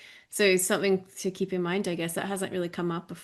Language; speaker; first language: English; native; English